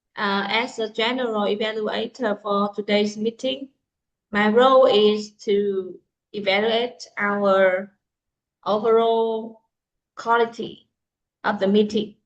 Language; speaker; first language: English; non-native, fluent; Vietnamese